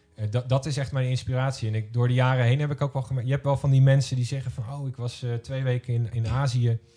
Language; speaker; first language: Dutch; native; Dutch